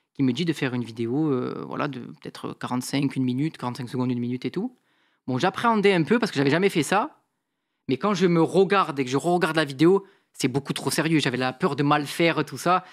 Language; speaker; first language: French; native; French